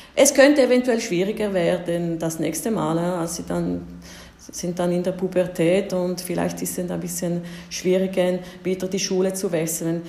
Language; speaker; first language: German; early bilingual, heritage; German